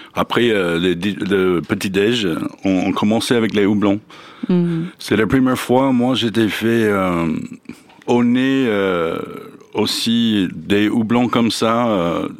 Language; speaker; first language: French; non-native, learner; English